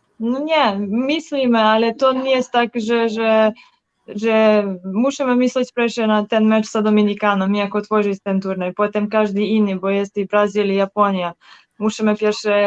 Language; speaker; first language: Polish; non-native, learner; Serbian